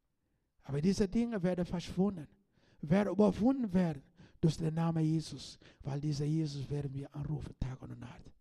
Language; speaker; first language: German; non-native, learner; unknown